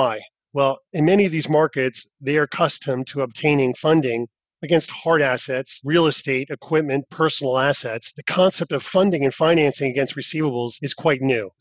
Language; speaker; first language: English; native; English